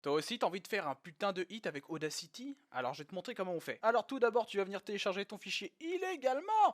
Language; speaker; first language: French; native; French